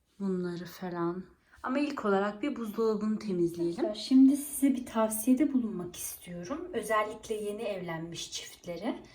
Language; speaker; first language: Turkish; early bilingual, heritage; Turkish